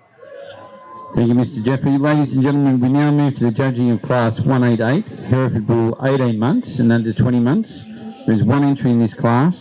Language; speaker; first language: English; native; English